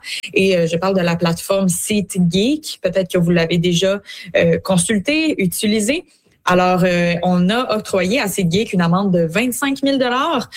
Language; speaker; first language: French; native; French